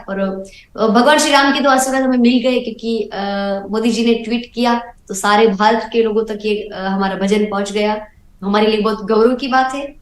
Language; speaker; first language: Hindi; non-native, local second language; Gujarati